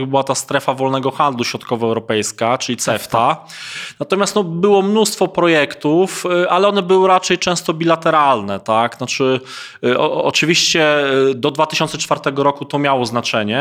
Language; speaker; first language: Polish; native; Polish